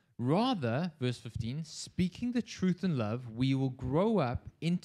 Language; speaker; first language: English; native; English